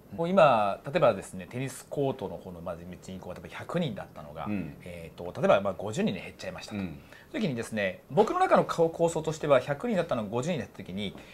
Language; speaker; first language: Japanese; native; Japanese